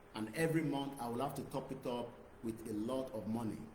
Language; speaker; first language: English; non-native, local second language; Yoruba